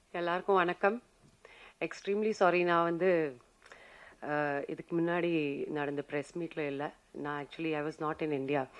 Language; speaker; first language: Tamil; non-native, fluent; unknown